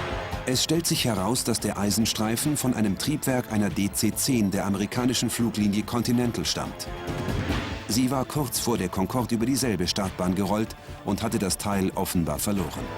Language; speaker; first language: German; native; German